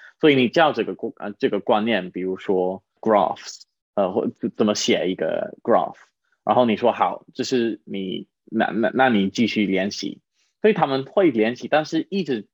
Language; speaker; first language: Chinese; non-native, fluent; English